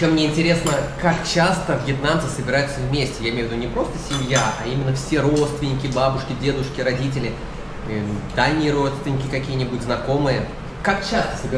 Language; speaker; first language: Russian; native; Russian